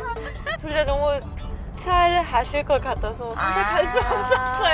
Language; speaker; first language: Korean; non-native, learner; German